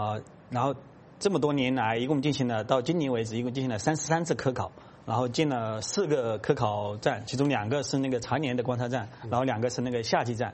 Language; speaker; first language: Chinese; native; Chinese